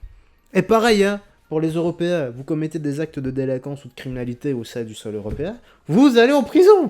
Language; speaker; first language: French; native; French